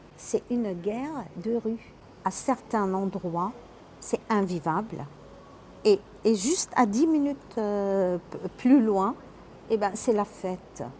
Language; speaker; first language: French; non-native, local second language; Arabic